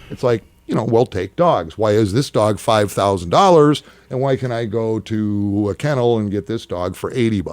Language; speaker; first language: English; native; English